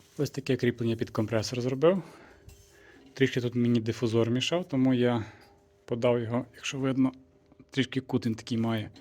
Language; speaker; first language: Ukrainian; native; Ukrainian